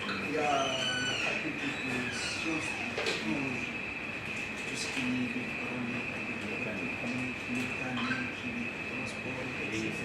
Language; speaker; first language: French; non-native, local second language; Arabic